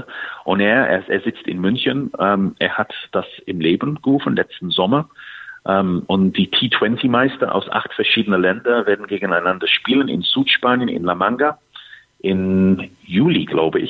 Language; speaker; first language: German; non-native, fluent; English